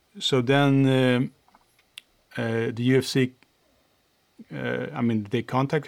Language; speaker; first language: English; non-native, fluent; Swedish